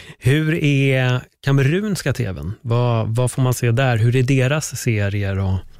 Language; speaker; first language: Swedish; native; Swedish